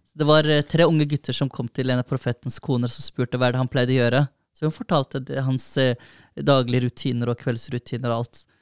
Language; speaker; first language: Norwegian; early bilingual, other home language; Somali